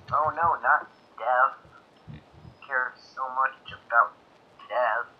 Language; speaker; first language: English; native; English